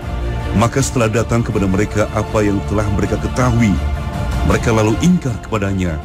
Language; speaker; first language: Indonesian; native; Indonesian